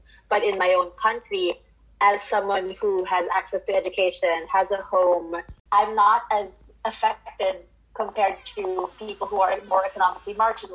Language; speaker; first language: English; non-native, local second language; Filipino